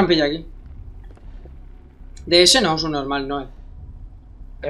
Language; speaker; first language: Spanish; native; Spanish